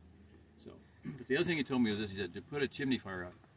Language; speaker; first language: English; native; English